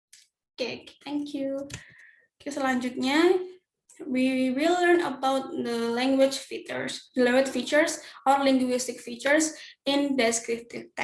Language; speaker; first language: English; non-native, learner; Indonesian